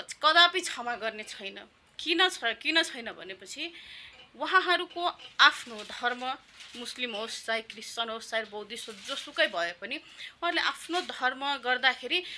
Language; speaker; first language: Nepali; non-native, local second language; Maithili